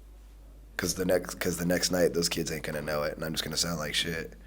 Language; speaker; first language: English; native; English